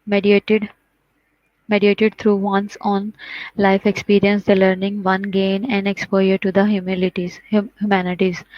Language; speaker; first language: English; non-native, local second language; Urdu